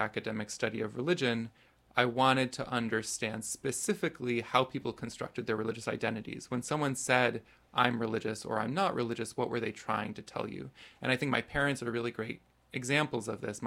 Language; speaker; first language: English; native; English